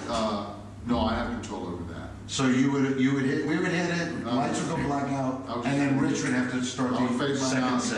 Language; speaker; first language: English; native; English